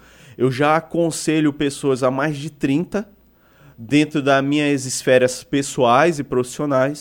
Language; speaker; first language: Portuguese; native; Portuguese